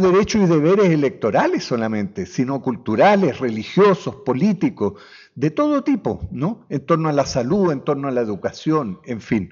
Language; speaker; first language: Spanish; native; Spanish